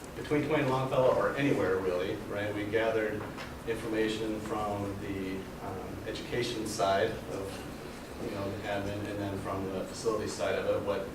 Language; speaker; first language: English; native; English